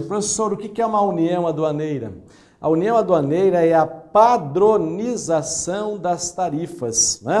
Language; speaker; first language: Portuguese; native; Portuguese